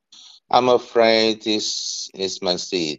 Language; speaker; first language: English; non-native, learner; Korean